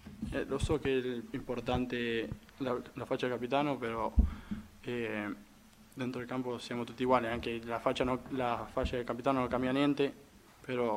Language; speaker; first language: Italian; non-native, fluent; Spanish